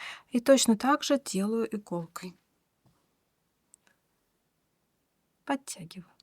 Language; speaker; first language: Russian; native; Russian